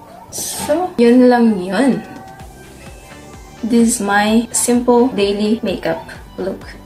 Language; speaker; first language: English; non-native, local second language; Filipino